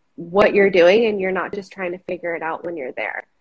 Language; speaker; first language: English; early bilingual, other home language; Spanish